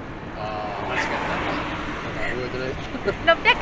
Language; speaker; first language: Japanese; non-native, learner; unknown